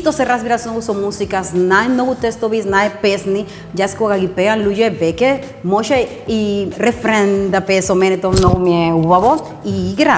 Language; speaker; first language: Macedonian; non-native, fluent; Spanish